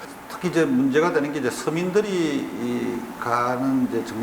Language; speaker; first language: Korean; native; Korean